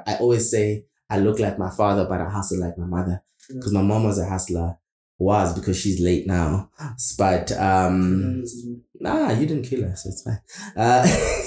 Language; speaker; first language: English; non-native, local second language; Zulu